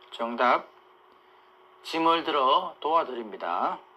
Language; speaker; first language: Korean; native; Korean